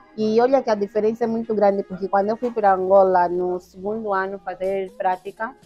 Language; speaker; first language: Portuguese; native; Portuguese